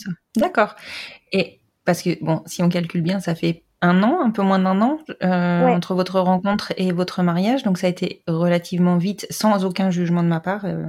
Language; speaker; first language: French; native; French